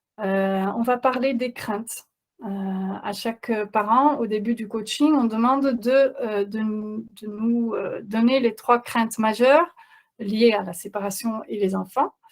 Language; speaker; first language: French; non-native, fluent; Dutch